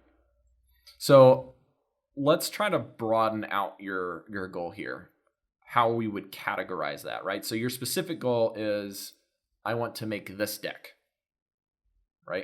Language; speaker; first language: English; native; English